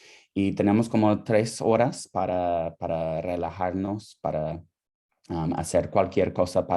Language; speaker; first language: Spanish; non-native, fluent; English